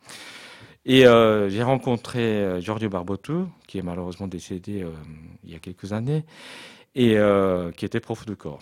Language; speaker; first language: French; non-native, fluent; Japanese